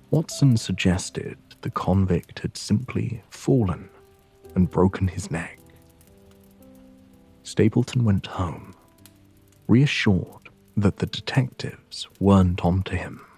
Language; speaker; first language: English; native; English